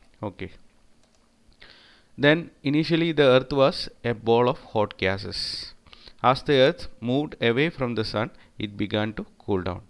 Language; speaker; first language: English; non-native, local second language; Malayalam